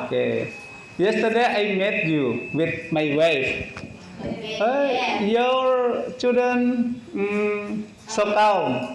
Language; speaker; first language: English; non-native, learner; Indonesian